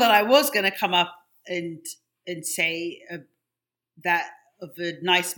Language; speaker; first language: English; native; English